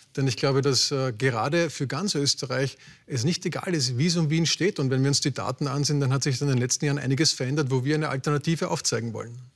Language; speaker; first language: German; native; German